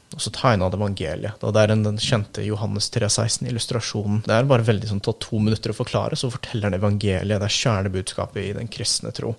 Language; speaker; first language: Norwegian; early bilingual, other home language; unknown